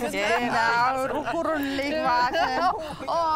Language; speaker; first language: German; non-native, learner; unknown